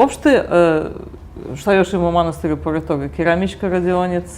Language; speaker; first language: Bosnian; native; Bosnian